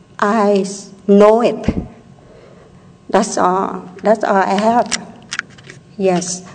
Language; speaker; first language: English; non-native, learner; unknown